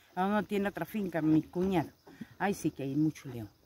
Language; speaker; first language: Spanish; native; Spanish